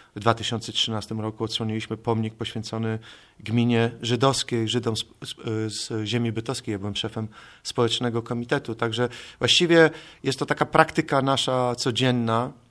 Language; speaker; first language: Polish; native; Polish